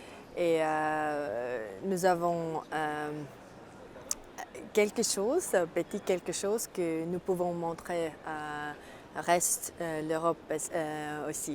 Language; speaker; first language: French; non-native, learner; Estonian